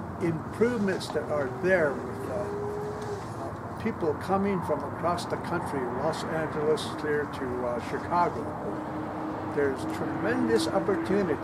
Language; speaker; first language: English; non-native, local second language; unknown